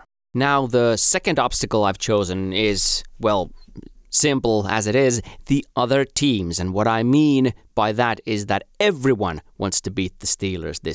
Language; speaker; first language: English; non-native, fluent; Finnish